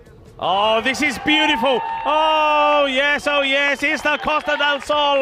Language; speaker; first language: English; native; English